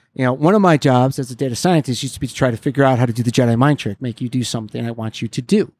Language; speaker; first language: English; native; English